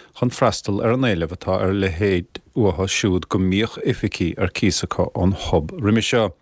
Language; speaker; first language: Irish; native; Irish